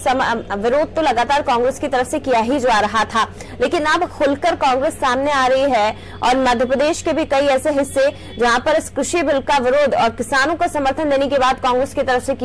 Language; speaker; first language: Hindi; native; Hindi